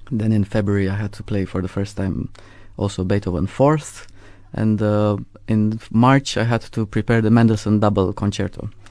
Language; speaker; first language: English; non-native, fluent; Romanian